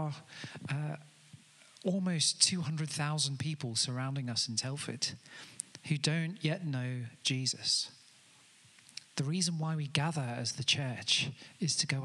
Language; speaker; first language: English; native; English